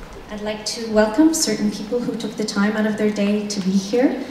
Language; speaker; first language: English; non-native, local second language; French